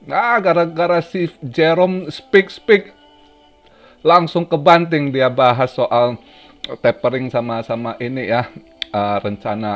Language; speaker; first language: Indonesian; native; Indonesian